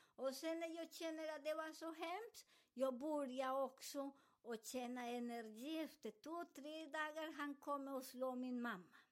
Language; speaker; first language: Swedish; non-native, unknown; Spanish